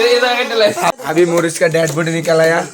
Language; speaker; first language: Hindi; non-native, local second language; Bangla